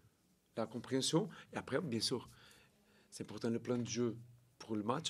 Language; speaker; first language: French; non-native, learner; Portuguese